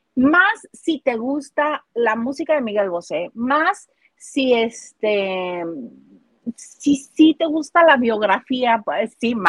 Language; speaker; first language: Spanish; native; Spanish